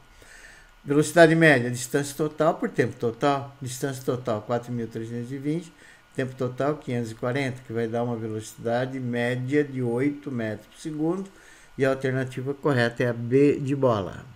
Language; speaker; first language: Portuguese; native; Portuguese